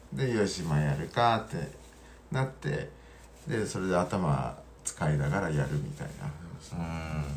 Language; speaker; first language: Japanese; non-native, fluent; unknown